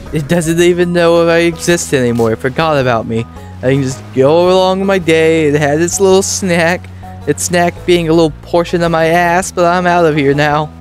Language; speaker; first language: English; native; English